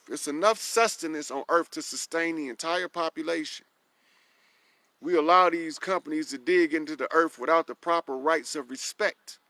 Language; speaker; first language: English; native; English